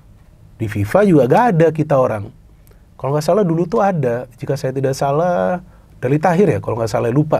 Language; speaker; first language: Indonesian; native; Indonesian